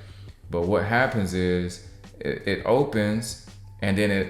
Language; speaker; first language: English; native; English